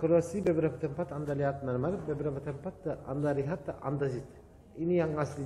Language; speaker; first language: Indonesian; non-native, learner; Turkish